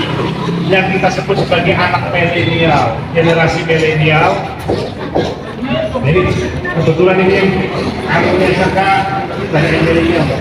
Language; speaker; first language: Indonesian; native; Indonesian